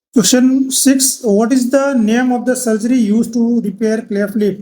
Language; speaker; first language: English; non-native, local second language; Gujarati